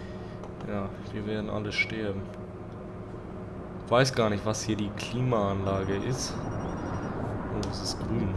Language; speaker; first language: German; native; German